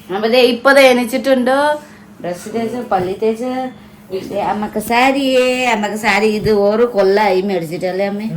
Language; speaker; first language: Malayalam; non-native, fluent; Nepali